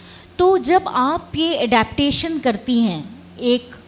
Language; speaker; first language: Hindi; native; Hindi